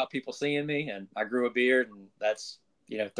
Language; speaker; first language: English; native; English